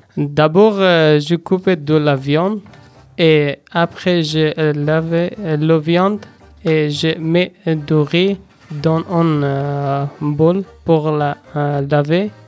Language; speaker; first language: French; non-native, learner; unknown